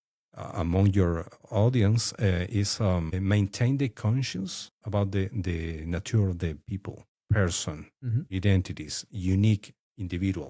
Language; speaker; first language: English; non-native, fluent; Spanish